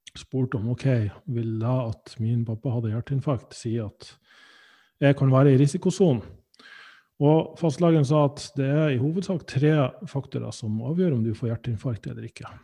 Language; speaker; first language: Norwegian; native; Norwegian